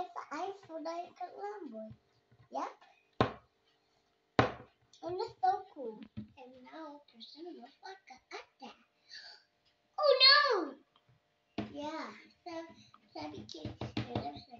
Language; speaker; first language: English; non-native, learner; Indonesian